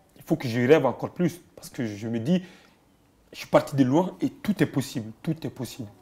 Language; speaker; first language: French; non-native, local second language; Bambara